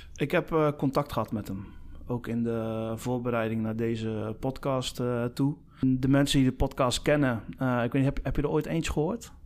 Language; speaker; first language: Dutch; native; Dutch